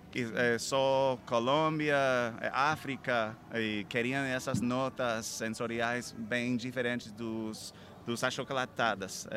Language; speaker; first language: Portuguese; non-native, fluent; English